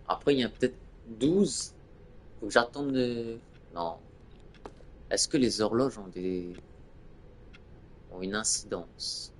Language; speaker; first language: French; native; French